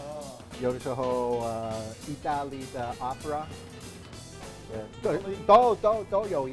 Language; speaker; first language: Chinese; non-native, fluent; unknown